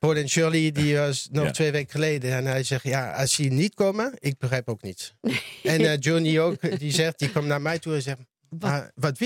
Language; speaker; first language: Dutch; non-native, learner; French